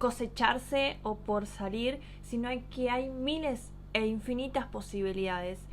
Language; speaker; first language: Spanish; native; Spanish